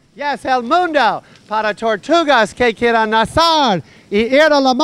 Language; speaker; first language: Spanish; non-native, learner; English